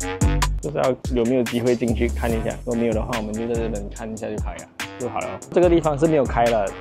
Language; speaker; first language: Chinese; native; Chinese